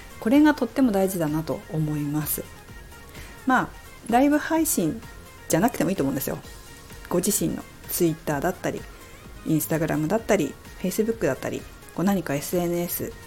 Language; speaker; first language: Japanese; native; Japanese